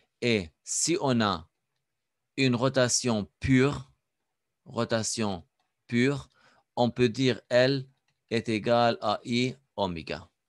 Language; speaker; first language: French; non-native, local second language; Arabic